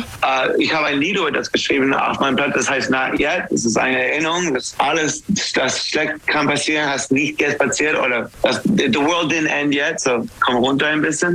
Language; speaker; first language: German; non-native, fluent; English